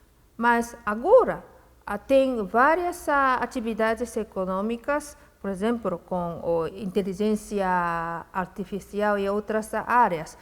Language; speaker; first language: Portuguese; non-native, fluent; Japanese